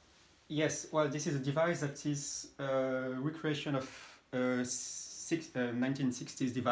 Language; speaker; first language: English; non-native, fluent; French